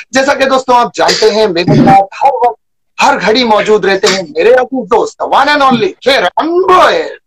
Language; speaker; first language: Hindi; native; Hindi